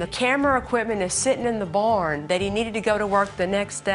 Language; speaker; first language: English; native; English